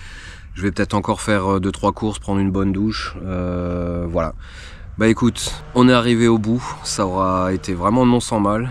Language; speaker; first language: French; native; French